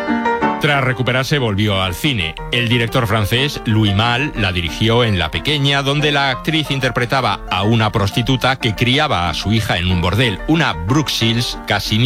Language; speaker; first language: Spanish; native; Spanish